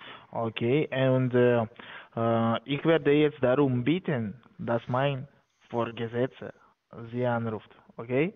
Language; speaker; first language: German; non-native, learner; Latvian